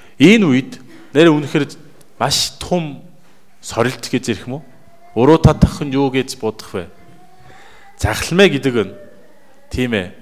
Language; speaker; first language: Mongolian; native; Mongolian